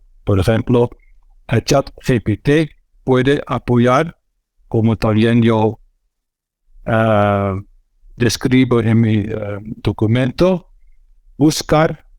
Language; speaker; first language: Spanish; non-native, fluent; Dutch